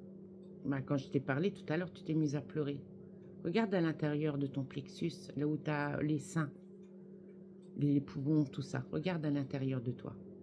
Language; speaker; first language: French; native; French